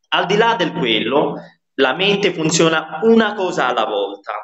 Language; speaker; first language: Italian; non-native, fluent; Nepali